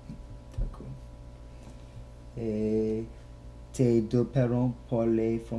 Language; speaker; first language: French; non-native, learner; English